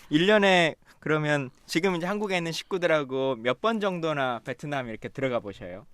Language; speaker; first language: Korean; native; Korean